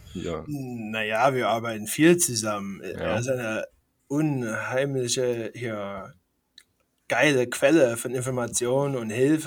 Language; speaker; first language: German; non-native, fluent; English